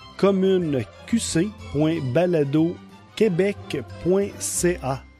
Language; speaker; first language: French; native; French